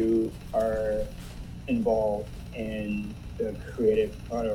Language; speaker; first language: English; non-native, fluent; Vietnamese